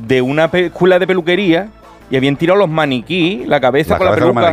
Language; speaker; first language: Spanish; native; Spanish